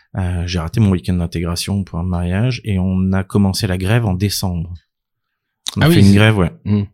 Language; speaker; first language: French; native; French